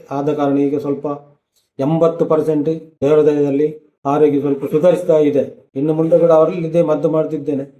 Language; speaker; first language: Kannada; native; Kannada